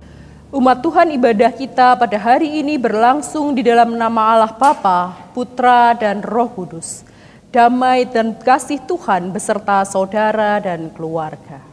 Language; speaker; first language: Indonesian; native; Indonesian